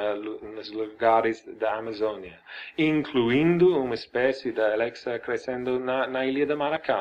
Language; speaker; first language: Portuguese; non-native, fluent; English